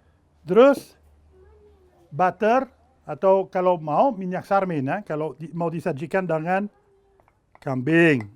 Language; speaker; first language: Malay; non-native, fluent; French